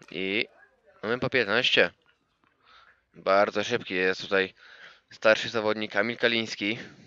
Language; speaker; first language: Polish; native; Polish